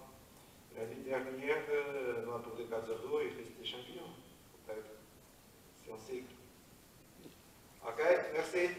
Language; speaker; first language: French; non-native, learner; Portuguese